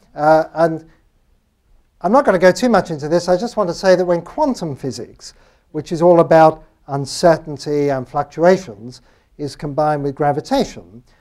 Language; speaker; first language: English; native; English